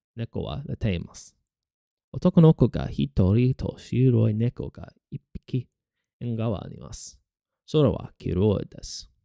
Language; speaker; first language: Japanese; non-native, learner; English